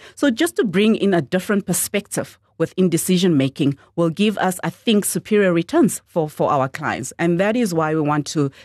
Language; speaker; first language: English; non-native, local second language; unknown